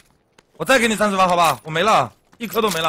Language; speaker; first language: Chinese; native; Chinese